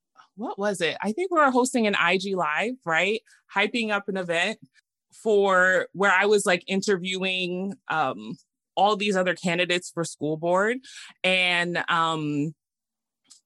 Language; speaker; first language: English; native; English